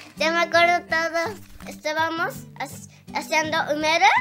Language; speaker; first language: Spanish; early bilingual, heritage; Spanish